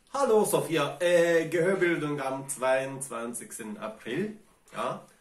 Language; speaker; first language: German; non-native, fluent; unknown